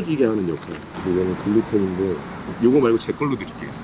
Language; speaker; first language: Korean; native; Korean